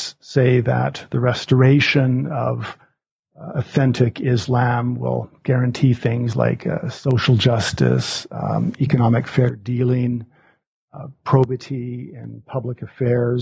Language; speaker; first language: English; native; English